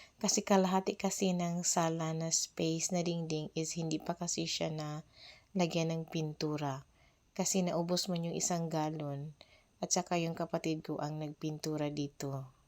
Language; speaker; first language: Filipino; non-native, local second language; Cebuano